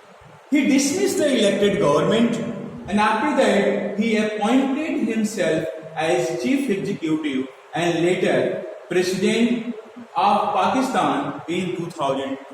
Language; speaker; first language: English; non-native, local second language; Hindi